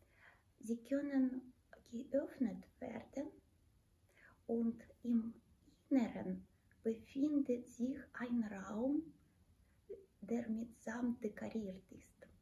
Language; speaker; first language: German; non-native, fluent; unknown